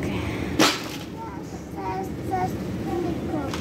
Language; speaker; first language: English; non-native, learner; Indonesian